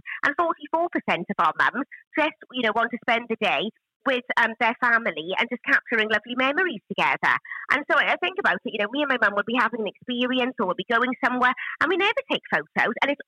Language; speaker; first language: English; native; English